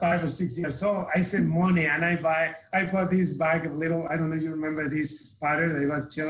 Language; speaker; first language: English; non-native, fluent; Spanish